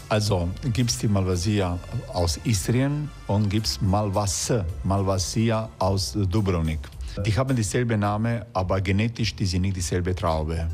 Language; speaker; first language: German; non-native, fluent; Croatian